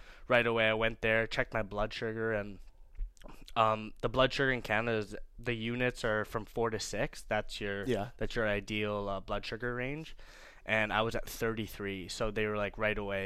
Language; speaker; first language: English; native; English